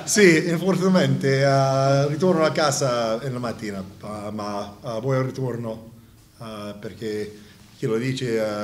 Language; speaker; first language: Italian; non-native, learner; English